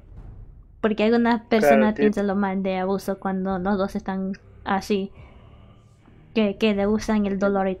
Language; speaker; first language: Spanish; early bilingual, heritage; English